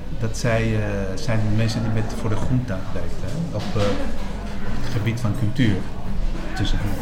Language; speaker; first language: Dutch; non-native, fluent; Spanish